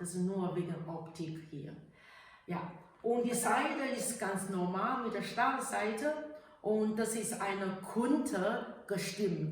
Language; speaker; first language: German; non-native, learner; Chinese